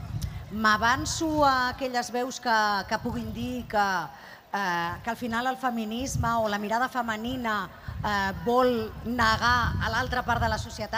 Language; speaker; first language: Catalan; native; Catalan